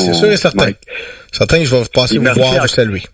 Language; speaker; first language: French; native; French